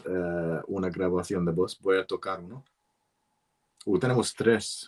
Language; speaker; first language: Spanish; non-native, learner; English